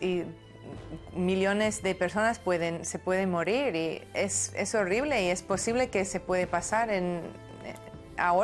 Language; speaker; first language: Spanish; non-native, fluent; English